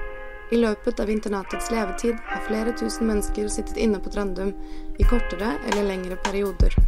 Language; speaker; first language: Norwegian; native; Norwegian